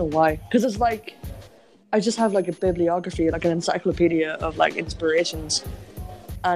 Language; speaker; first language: English; native; English